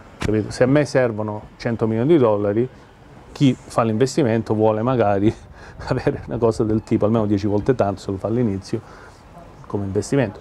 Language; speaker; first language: Italian; native; Italian